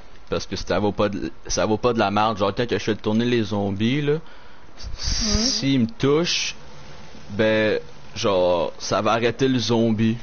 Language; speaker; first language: French; native; French